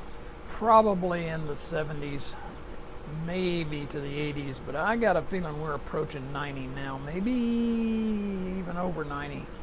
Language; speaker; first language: English; native; English